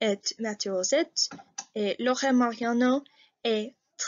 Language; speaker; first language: French; non-native, learner; English